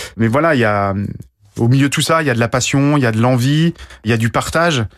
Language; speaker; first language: French; native; French